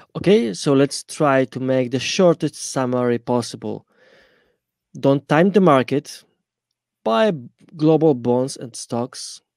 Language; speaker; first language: English; non-native, fluent; Polish